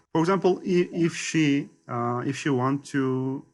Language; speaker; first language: English; non-native, learner; Turkish